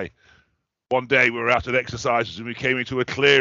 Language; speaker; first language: English; native; English